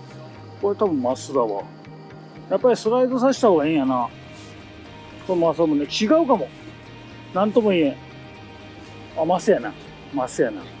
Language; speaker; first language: Japanese; native; Japanese